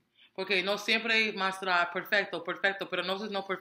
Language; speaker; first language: Spanish; non-native, learner; English